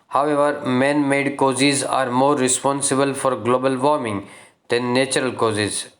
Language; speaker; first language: English; non-native, local second language; Gujarati